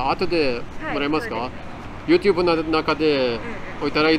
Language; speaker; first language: Japanese; non-native, learner; Khmer